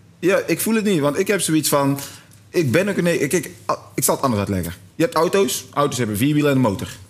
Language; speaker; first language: Dutch; native; Dutch